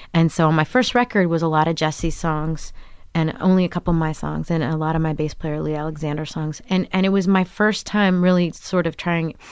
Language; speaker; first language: English; native; English